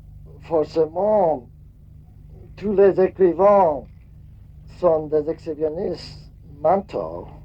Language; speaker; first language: French; non-native, fluent; Japanese